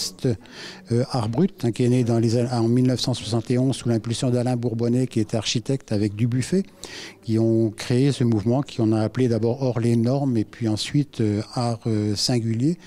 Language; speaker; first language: French; native; French